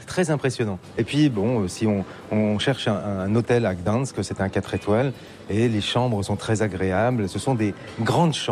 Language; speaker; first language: French; native; French